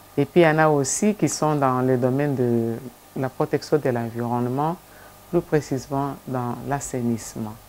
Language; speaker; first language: French; non-native, local second language; Lingala